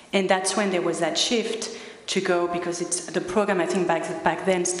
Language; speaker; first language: English; early bilingual, other home language; Spanish